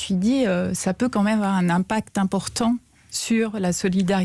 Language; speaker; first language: French; native; French